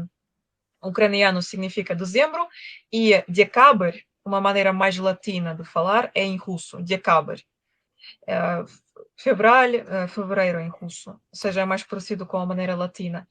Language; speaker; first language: Portuguese; non-native, fluent; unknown